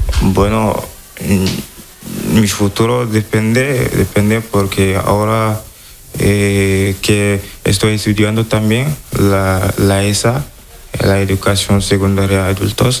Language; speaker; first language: Spanish; non-native, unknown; Wolof